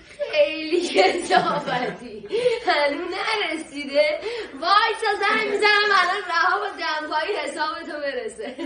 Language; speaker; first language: Persian; native; Persian